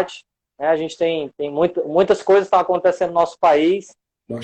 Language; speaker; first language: Portuguese; native; Portuguese